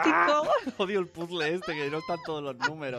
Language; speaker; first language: Spanish; native; Spanish